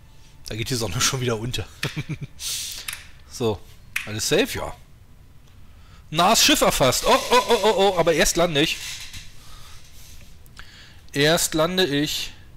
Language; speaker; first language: German; native; German